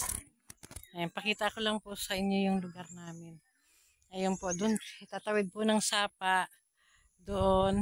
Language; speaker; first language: Filipino; native; Filipino